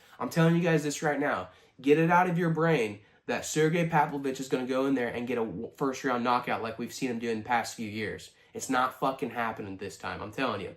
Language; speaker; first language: English; native; English